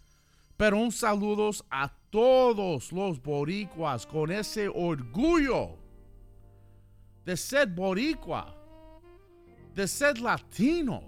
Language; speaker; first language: Spanish; early bilingual, heritage; Spanish